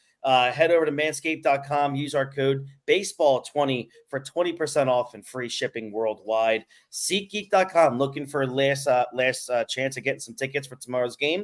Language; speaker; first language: English; native; English